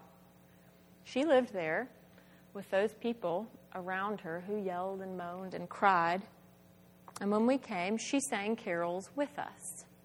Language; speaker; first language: English; native; English